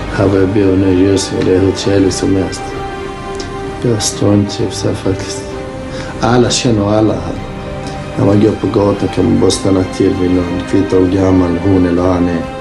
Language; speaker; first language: Swedish; early bilingual, other home language; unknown